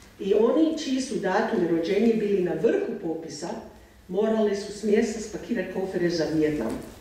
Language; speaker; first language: Croatian; non-native, fluent; English